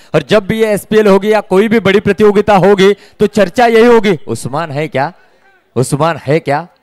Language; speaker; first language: Hindi; non-native, local second language; Marathi